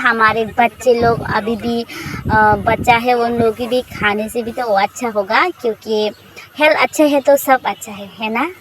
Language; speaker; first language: Hindi; non-native, local second language; Bodo